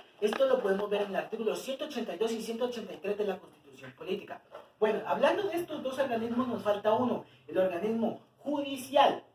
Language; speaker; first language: Spanish; native; Spanish